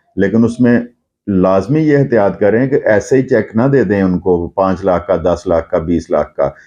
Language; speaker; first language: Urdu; non-native, local second language; Punjabi